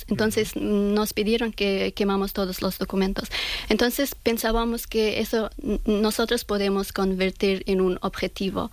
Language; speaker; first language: Spanish; non-native, learner; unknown